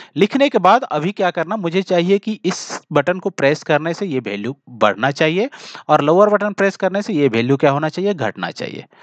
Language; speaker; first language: Hindi; native; Hindi